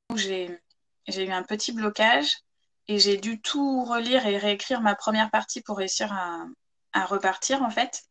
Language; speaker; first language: French; native; French